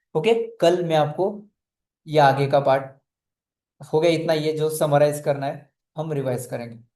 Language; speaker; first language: Hindi; non-native, local second language; Marathi